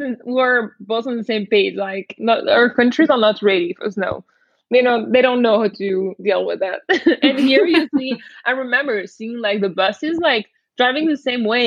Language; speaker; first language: English; non-native, fluent; French